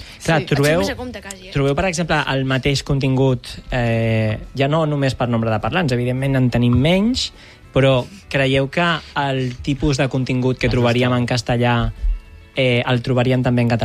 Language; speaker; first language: Catalan; native; Catalan